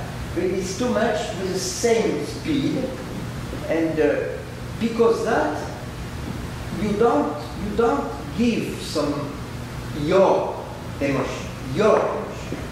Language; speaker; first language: English; non-native, learner; French